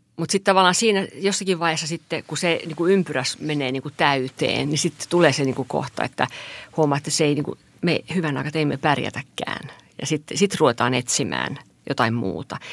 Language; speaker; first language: Finnish; non-native, local second language; Swedish